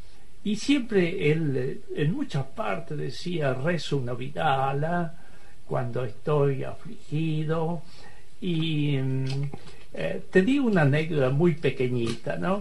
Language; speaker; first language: Spanish; native; Spanish